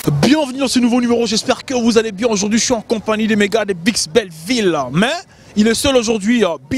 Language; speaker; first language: French; native; French